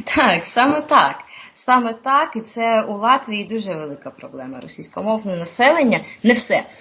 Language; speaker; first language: Ukrainian; native; Ukrainian